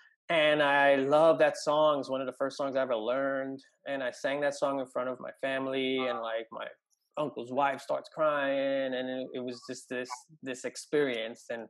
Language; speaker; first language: English; early bilingual, other home language; Spanish